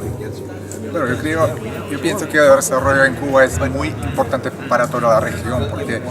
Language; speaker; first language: Spanish; non-native, fluent; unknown